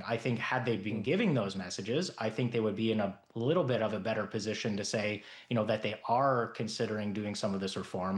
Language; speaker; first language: English; native; English